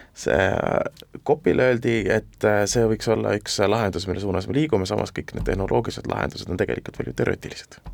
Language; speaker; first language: Estonian; native; Estonian